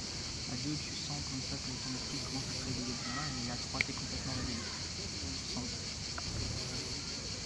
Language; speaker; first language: French; native; French